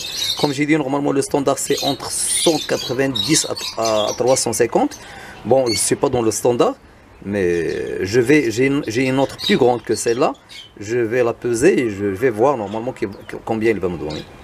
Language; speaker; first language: French; non-native, local second language; Arabic